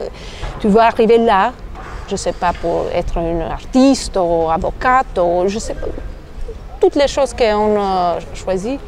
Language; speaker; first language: French; non-native, fluent; Albanian